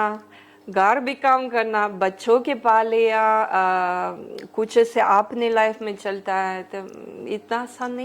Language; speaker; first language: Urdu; early bilingual, heritage; Greek